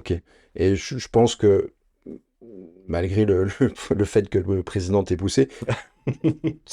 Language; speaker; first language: French; native; French